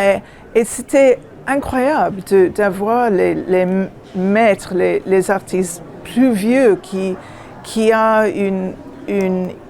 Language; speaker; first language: French; non-native, learner; English